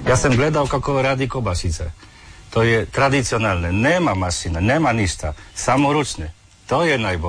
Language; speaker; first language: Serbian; non-native, learner; Polish